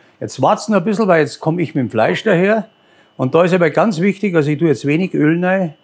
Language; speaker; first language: German; native; German